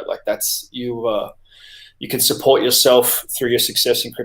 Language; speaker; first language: English; native; English